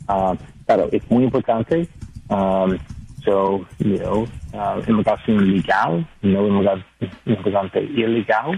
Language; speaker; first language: Spanish; non-native, learner; English